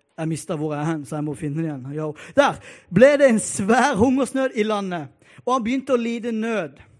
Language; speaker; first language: Norwegian; native; Norwegian